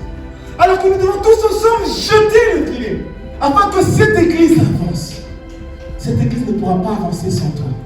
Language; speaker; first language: French; native; French